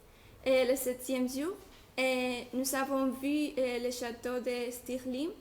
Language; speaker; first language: French; non-native, learner; Spanish